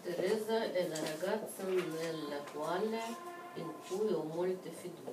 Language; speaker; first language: Italian; non-native, learner; Russian